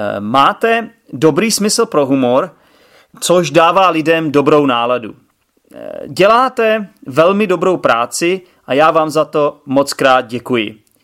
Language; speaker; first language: Czech; native; Czech